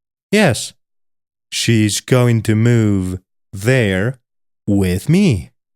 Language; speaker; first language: English; non-native, fluent; Polish